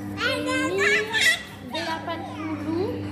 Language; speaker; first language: Indonesian; non-native, learner; French